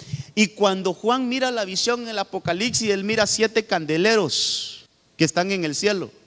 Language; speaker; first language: Spanish; native; Spanish